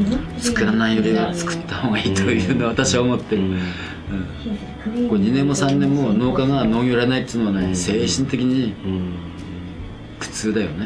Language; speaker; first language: Japanese; native; Japanese